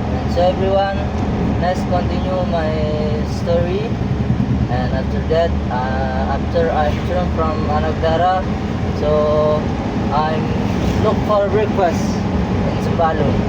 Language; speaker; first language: English; non-native, learner; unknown